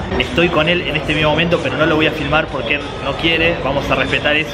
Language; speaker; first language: Spanish; native; Spanish